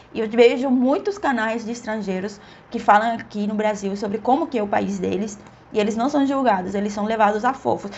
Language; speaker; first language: Portuguese; non-native, fluent; Spanish